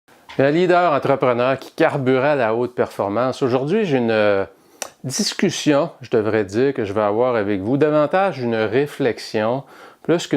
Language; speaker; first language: French; native; French